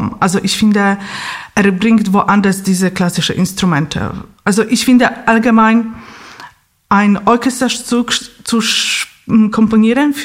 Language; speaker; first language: German; non-native, fluent; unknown